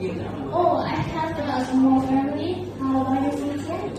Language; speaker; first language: English; non-native, learner; Thai